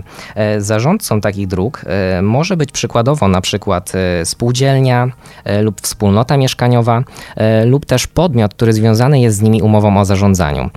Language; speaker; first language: Polish; native; Polish